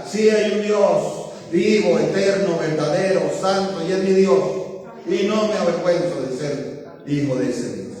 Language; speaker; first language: Spanish; native; Spanish